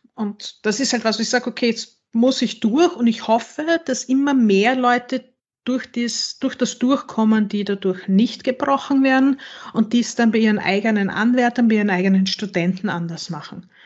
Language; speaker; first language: German; native; German